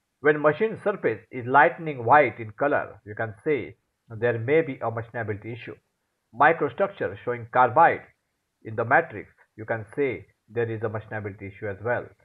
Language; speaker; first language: English; non-native, local second language; Marathi